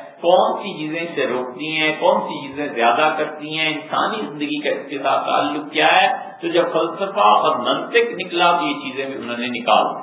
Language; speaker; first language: Urdu; native; Urdu